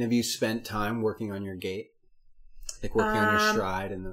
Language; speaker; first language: English; native; English